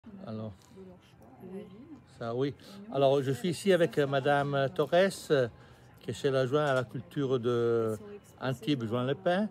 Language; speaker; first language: French; non-native, learner; Italian